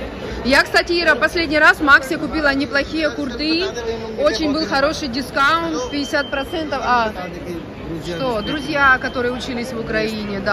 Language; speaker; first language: Russian; native; Russian